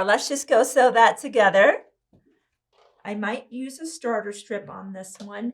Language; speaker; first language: English; native; English